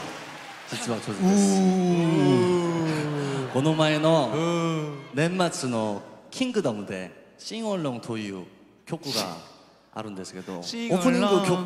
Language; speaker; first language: Japanese; non-native, fluent; Korean